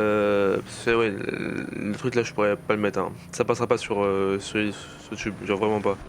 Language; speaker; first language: French; native; French